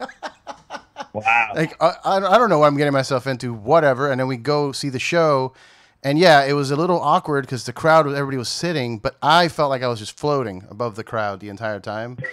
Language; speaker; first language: English; native; English